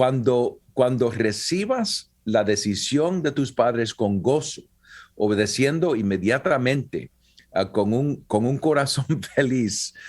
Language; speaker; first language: Spanish; early bilingual, heritage; Spanish